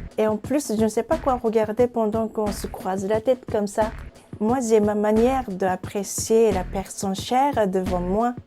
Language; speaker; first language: French; non-native, fluent; Japanese